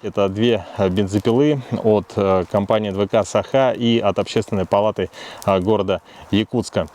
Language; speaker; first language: Russian; native; Russian